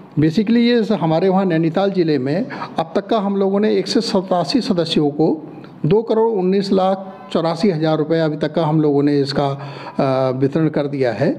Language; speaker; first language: Hindi; native; Hindi